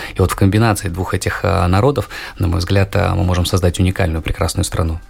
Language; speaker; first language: Russian; native; Russian